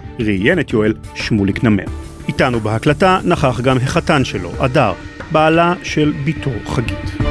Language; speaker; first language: Hebrew; native; Hebrew